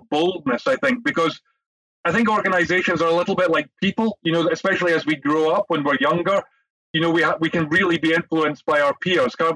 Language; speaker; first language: English; native; English